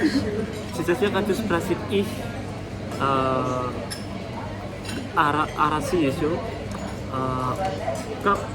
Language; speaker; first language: Russian; non-native, learner; Indonesian